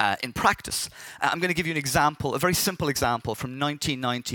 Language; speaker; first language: English; native; English